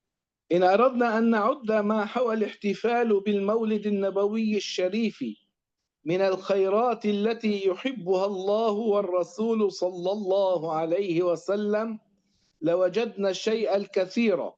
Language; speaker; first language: Arabic; native; Arabic